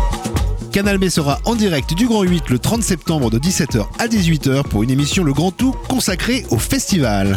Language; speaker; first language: French; native; French